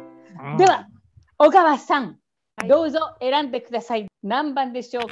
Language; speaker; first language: Japanese; native; Japanese